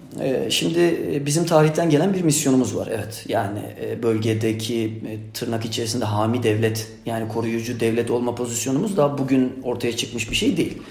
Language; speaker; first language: Turkish; native; Turkish